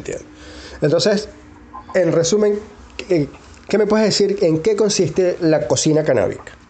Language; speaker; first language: Spanish; native; Spanish